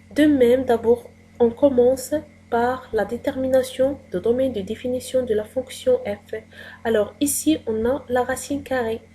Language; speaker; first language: French; non-native, local second language; Arabic